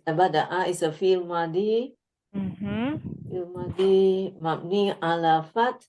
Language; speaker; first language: Arabic; non-native, learner; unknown